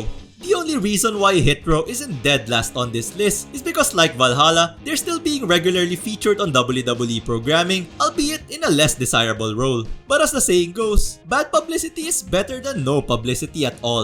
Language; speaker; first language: English; native; English